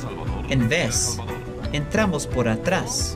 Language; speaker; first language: Spanish; non-native, learner; English